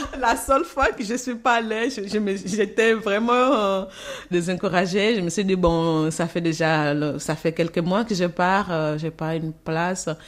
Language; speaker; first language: French; non-native, fluent; Portuguese